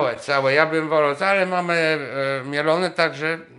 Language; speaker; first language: Polish; non-native, fluent; Bulgarian